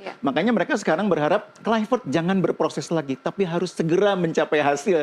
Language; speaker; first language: Indonesian; native; Indonesian